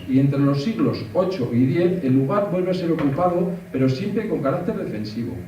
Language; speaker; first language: Spanish; native; Spanish